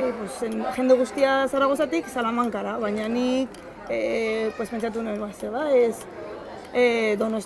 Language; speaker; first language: Basque; non-native, local second language; Spanish